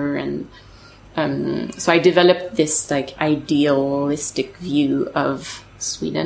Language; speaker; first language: English; non-native, fluent; French